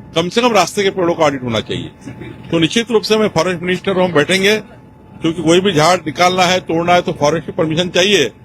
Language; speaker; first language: Hindi; non-native, local second language; Marathi